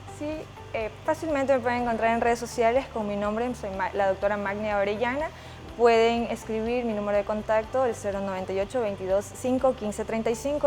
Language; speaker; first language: Spanish; native; Spanish